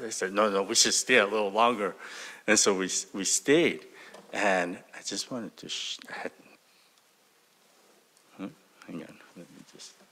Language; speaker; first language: English; early bilingual, other home language; Japanese